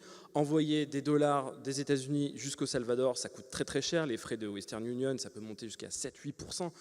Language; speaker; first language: French; native; French